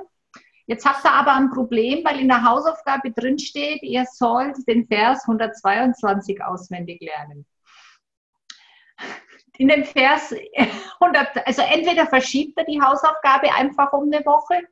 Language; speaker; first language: German; native; German